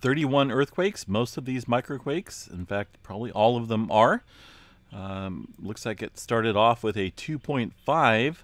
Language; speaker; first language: English; native; English